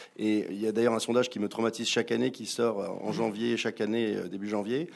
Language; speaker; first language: French; native; French